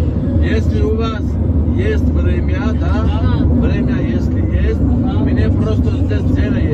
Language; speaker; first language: Russian; non-native, fluent; Armenian